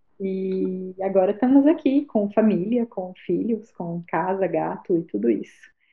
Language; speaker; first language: Portuguese; native; Portuguese